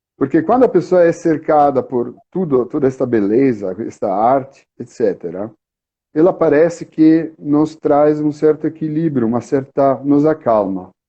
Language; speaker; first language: Portuguese; non-native, fluent; Italian